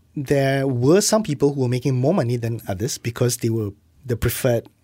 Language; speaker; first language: English; non-native, local second language; Malay